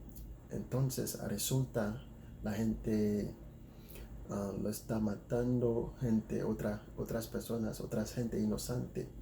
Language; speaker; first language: Spanish; non-native, fluent; Haitian Creole